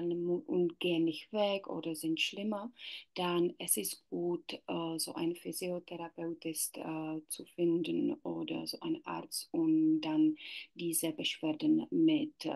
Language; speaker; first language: German; non-native, learner; Czech